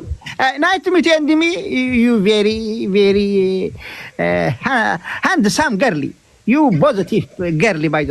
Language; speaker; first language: English; non-native, learner; Tigrinya